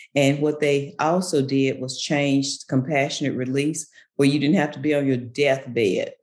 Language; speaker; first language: English; native; English